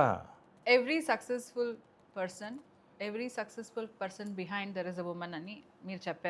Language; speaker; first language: Telugu; non-native, fluent; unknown